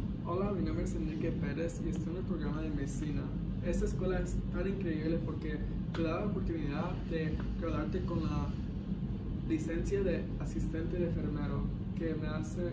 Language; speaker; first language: Spanish; early bilingual, heritage; Spanish